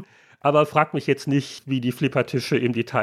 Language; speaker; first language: German; native; German